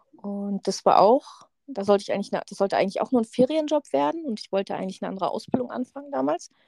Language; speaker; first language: German; native; German